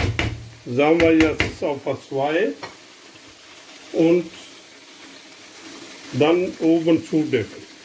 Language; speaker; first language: German; non-native, learner; Urdu